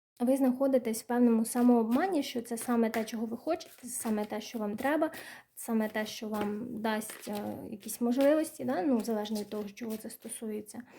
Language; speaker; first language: Ukrainian; non-native, local second language; Russian